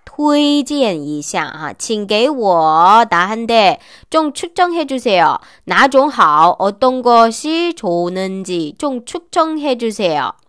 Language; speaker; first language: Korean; non-native, learner; Chinese